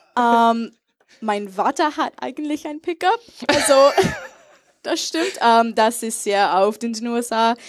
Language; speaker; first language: German; non-native, learner; English